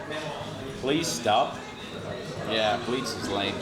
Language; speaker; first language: English; non-native, learner; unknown